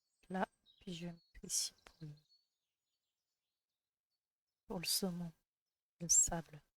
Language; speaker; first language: French; native; French